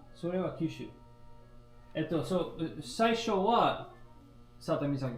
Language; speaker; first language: Japanese; native; Japanese